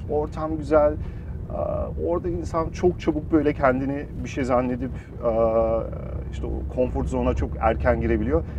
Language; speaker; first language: Turkish; early bilingual, heritage; Turkish